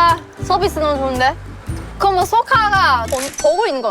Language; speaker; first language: Korean; non-native, fluent; Chinese